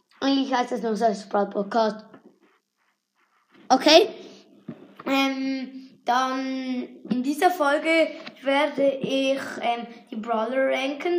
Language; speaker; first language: German; native; German